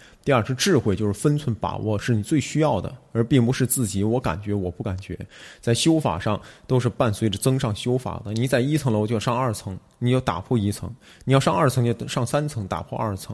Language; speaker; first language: Chinese; native; Chinese